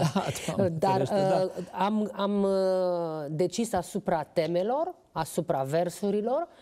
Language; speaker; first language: Romanian; native; Romanian